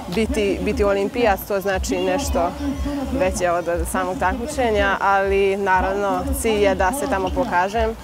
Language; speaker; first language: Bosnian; non-native, local second language; Hungarian